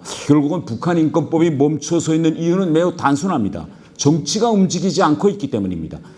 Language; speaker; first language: Korean; native; Korean